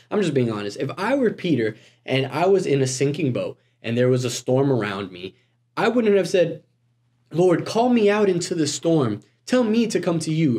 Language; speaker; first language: English; native; English